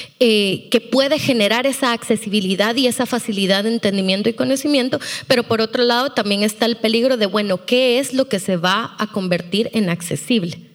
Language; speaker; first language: Spanish; native; Spanish